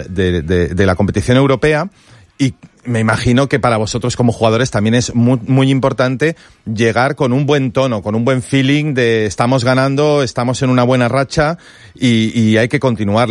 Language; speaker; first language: Spanish; native; Spanish